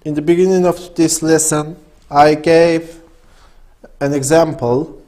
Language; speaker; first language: English; non-native, fluent; Kazakh